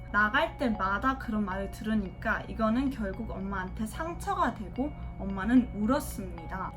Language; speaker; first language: Korean; early bilingual, heritage; Korean